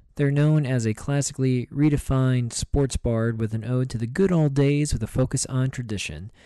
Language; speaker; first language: English; native; English